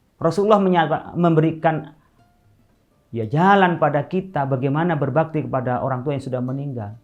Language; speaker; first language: Indonesian; non-native, local second language; Madurese